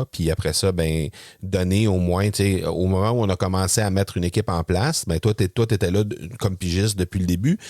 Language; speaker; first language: French; native; French